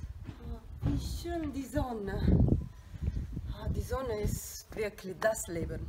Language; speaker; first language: German; non-native, fluent; Italian